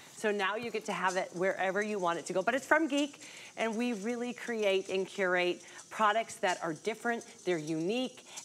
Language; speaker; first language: English; native; English